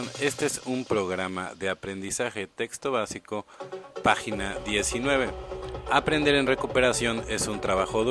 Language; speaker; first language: Spanish; native; Spanish